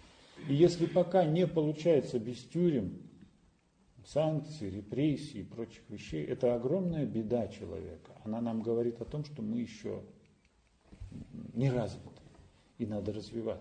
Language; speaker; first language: Russian; native; Russian